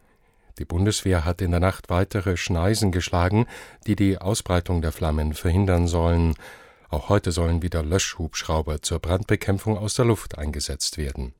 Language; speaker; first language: German; native; German